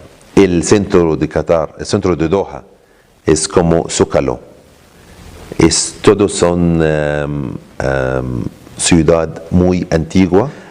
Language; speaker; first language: Spanish; non-native, learner; Arabic